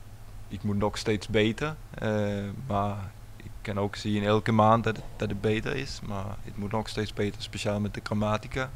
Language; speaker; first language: Dutch; non-native, learner; Danish